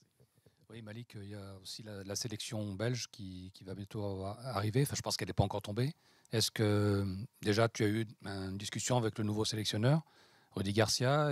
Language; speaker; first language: French; native; French